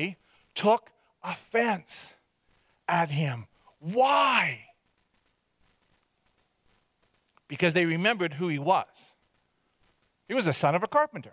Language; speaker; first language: English; native; English